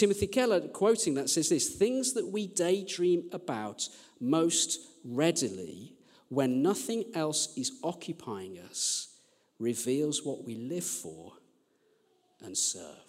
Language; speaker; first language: English; native; English